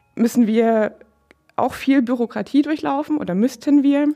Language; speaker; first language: German; native; German